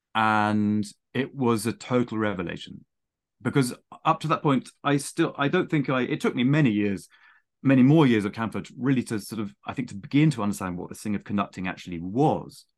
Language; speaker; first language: English; native; English